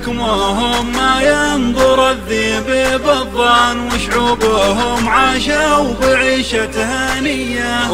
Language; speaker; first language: Arabic; native; Arabic